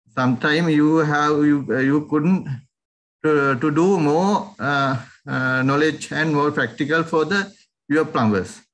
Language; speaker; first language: English; non-native, local second language; Sinhala